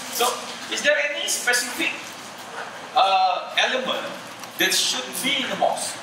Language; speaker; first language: English; non-native, fluent; Indonesian